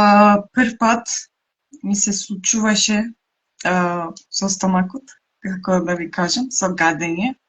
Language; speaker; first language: Macedonian; non-native, local second language; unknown